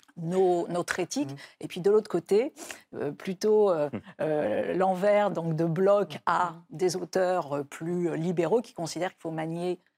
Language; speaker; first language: French; native; French